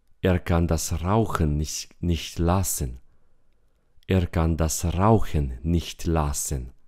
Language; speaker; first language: German; non-native, fluent; Romanian